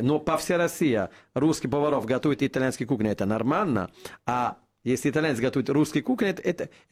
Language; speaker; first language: Russian; non-native, fluent; Italian